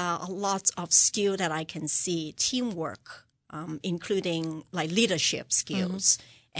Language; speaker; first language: English; non-native, local second language; Cantonese